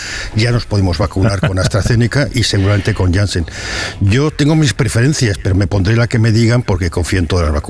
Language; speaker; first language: Spanish; native; Spanish